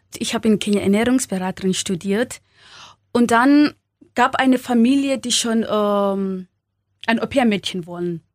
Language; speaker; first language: German; non-native, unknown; Swahili